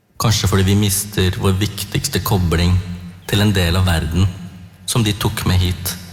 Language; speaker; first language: Norwegian; early bilingual, other home language; Tamil